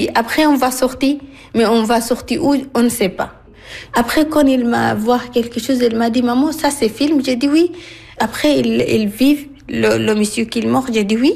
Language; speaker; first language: French; non-native, learner; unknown